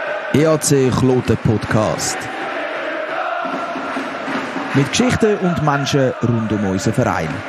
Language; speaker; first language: German; native; German